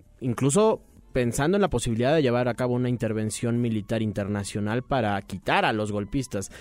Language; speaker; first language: Spanish; native; Spanish